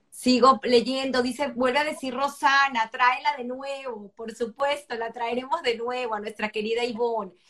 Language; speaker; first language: Spanish; native; Spanish